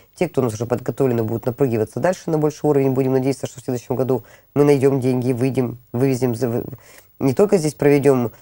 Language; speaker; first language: Russian; native; Russian